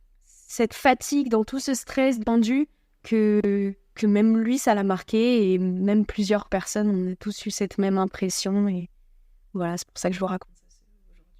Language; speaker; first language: French; native; French